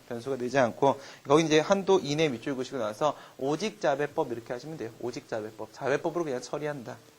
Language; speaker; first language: Korean; native; Korean